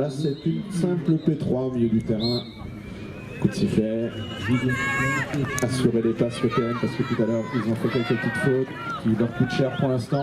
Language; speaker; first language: French; native; French